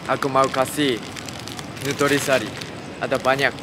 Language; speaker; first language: Indonesian; non-native, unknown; Japanese